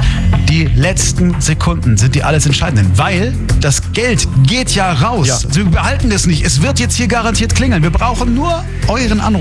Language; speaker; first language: German; native; German